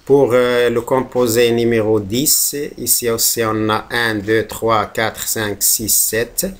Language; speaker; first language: French; non-native, local second language; Arabic